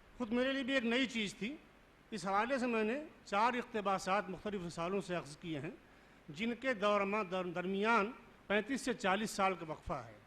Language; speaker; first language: Urdu; native; Urdu